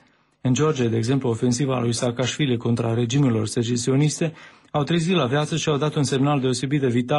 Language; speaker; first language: Romanian; native; Romanian